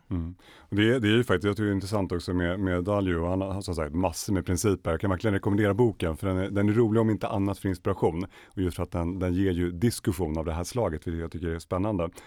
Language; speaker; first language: Swedish; native; Swedish